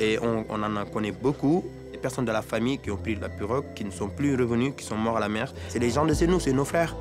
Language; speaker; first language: French; non-native, local second language; Wolof